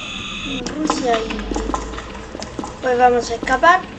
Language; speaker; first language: Spanish; native; Spanish